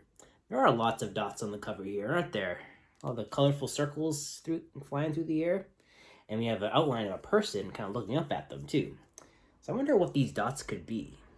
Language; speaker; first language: English; native; English